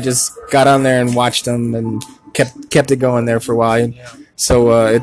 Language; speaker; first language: English; native; English